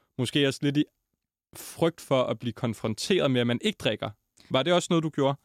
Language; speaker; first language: Danish; native; Danish